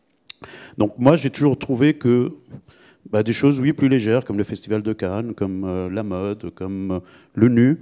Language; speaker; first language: French; native; French